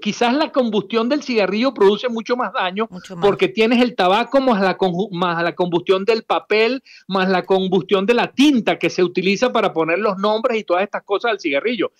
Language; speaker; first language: Spanish; native; Spanish